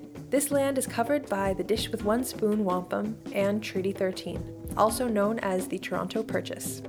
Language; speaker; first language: English; early bilingual, other home language; Spanish